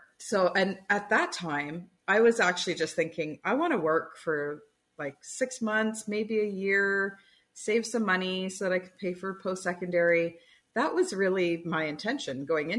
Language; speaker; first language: English; native; English